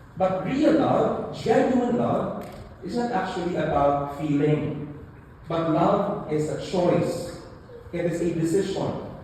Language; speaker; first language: English; non-native, local second language; Filipino